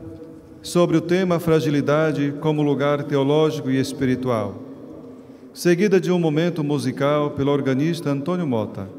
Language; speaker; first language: Portuguese; native; Portuguese